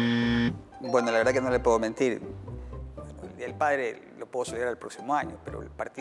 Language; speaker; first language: Spanish; native; Spanish